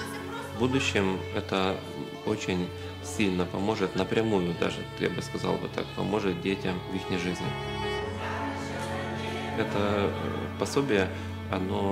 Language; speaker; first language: Russian; native; Russian